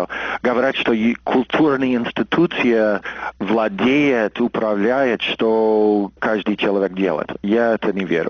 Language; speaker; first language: Russian; non-native, fluent; English